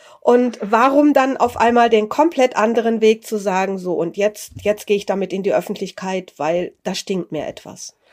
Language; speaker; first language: German; native; German